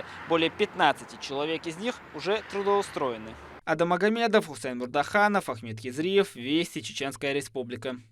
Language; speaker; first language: Russian; native; Russian